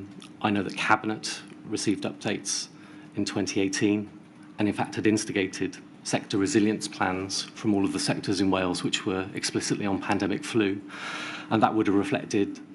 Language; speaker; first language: English; native; English